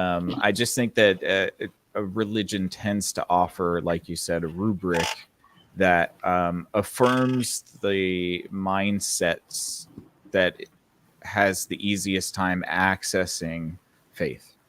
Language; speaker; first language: English; native; English